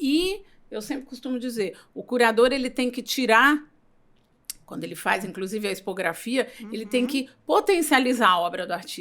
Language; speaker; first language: Portuguese; native; Portuguese